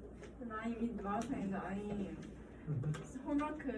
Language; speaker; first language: English; non-native, learner; Korean